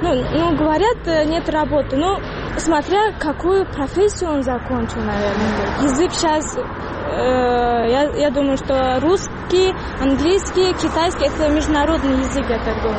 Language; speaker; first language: Russian; non-native, local second language; Tajik